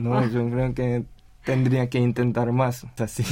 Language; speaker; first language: Spanish; non-native, learner; Korean